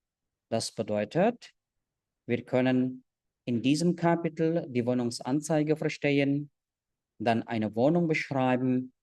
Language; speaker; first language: German; non-native, fluent; Indonesian